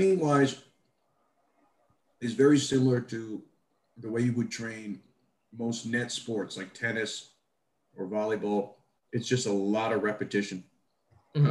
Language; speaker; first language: English; native; English